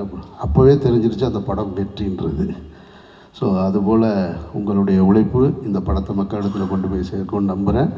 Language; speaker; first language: Tamil; native; Tamil